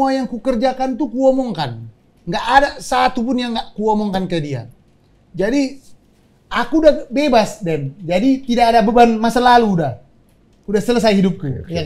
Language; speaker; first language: Indonesian; native; Indonesian